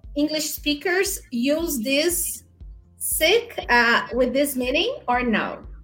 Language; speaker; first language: English; non-native, fluent; Portuguese